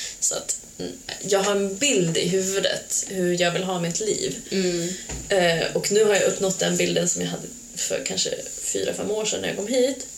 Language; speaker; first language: Swedish; early bilingual, other home language; Hungarian